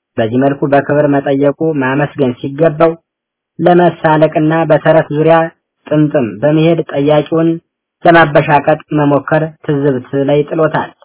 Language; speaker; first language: Amharic; native; Amharic